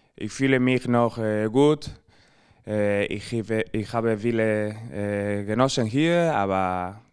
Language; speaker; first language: German; non-native, learner; Spanish